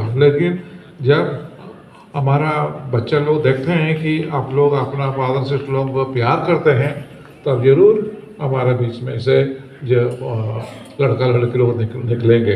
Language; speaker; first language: Hindi; non-native, local second language; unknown